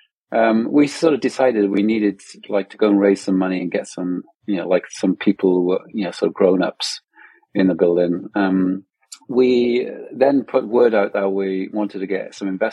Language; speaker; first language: English; native; English